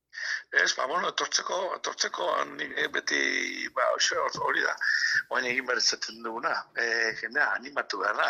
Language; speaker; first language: Basque; native; Basque